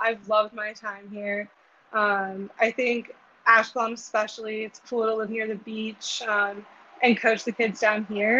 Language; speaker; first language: English; native; English